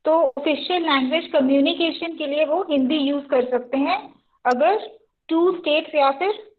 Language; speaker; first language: Hindi; non-native, local second language; Punjabi